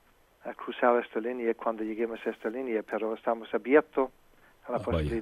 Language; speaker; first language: Spanish; non-native, fluent; English